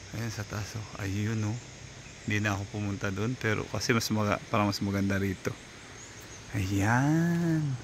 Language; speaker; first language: Filipino; non-native, local second language; Waray